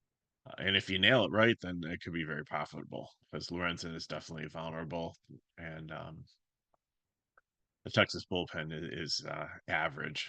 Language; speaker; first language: English; native; English